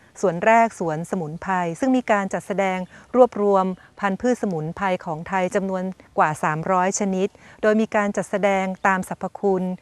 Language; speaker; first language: Thai; native; Thai